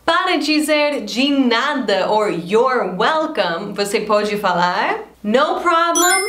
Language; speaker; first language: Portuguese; non-native, fluent; English